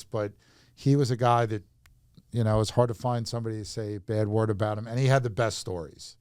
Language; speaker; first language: English; native; English